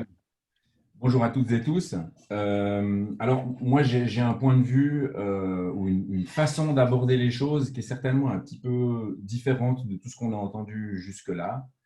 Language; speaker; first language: French; native; French